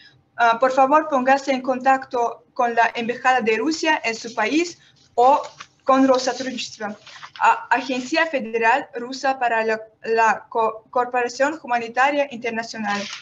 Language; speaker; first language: Spanish; non-native, learner; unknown